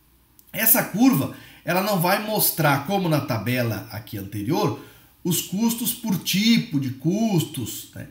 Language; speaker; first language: Portuguese; native; Portuguese